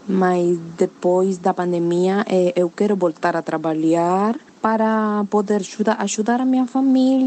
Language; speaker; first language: Portuguese; non-native, learner; Spanish